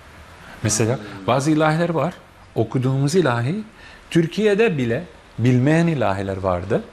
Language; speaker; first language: Turkish; non-native, fluent; Bosnian